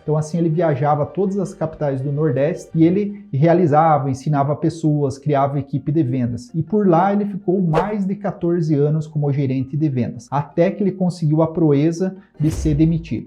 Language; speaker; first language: Portuguese; native; Portuguese